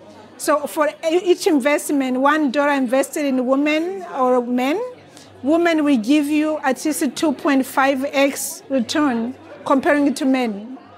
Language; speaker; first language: English; non-native, fluent; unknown